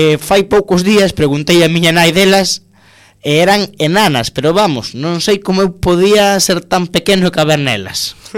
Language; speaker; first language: Galician; non-native, local second language; Spanish